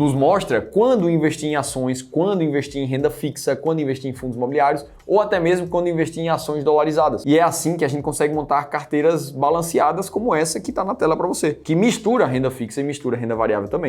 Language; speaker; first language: Portuguese; native; Portuguese